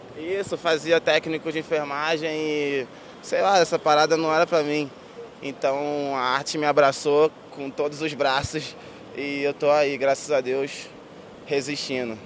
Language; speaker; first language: Portuguese; native; Portuguese